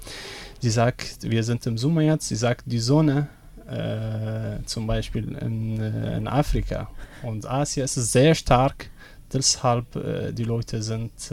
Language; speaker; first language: German; non-native, learner; Arabic